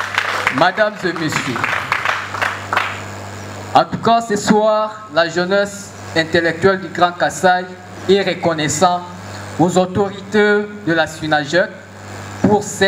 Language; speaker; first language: French; non-native, local second language; Luba-Lulua